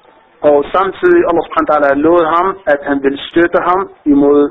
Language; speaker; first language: Danish; non-native, fluent; Arabic